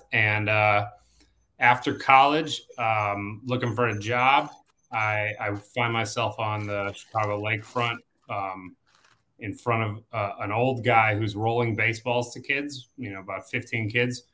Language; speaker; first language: English; native; English